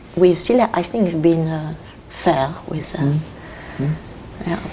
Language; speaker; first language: English; non-native, fluent; French